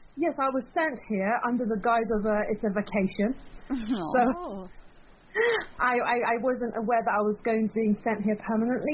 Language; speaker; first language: English; early bilingual, other home language; Persian